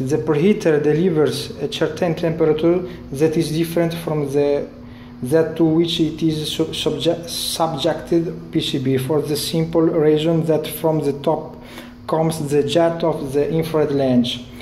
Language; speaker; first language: English; non-native, learner; Italian